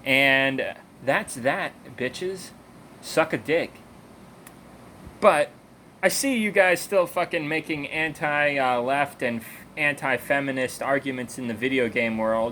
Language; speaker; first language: English; native; English